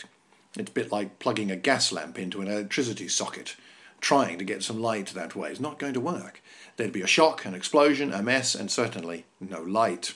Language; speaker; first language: English; native; English